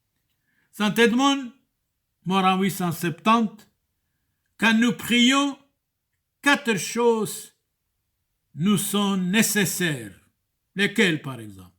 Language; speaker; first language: French; non-native, fluent; Turoyo